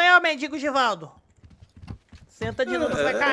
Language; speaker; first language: Portuguese; native; Portuguese